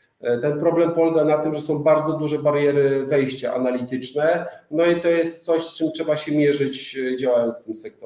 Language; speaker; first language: Polish; native; Polish